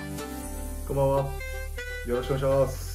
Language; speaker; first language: Japanese; native; Japanese